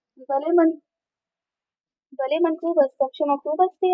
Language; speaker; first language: Persian; non-native, learner; Urdu